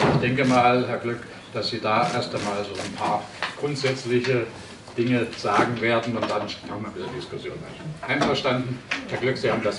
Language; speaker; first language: German; native; German